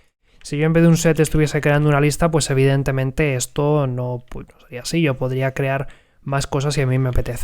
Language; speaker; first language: Spanish; native; Spanish